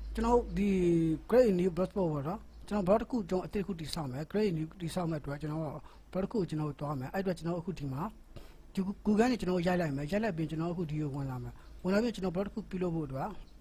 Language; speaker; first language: Burmese; non-native, local second language; Tedim Chin